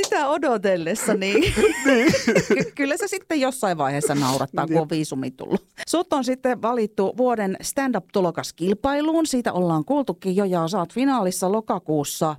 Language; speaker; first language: Finnish; native; Finnish